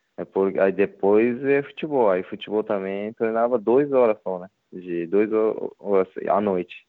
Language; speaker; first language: Portuguese; non-native, learner; Japanese